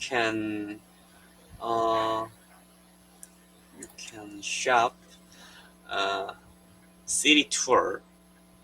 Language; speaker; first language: English; non-native, learner; Korean